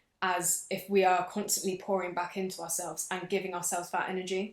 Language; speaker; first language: English; native; English